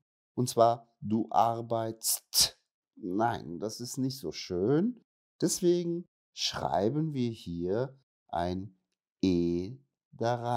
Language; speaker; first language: German; non-native, fluent; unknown